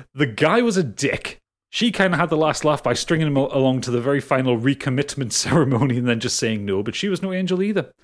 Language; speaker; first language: English; native; English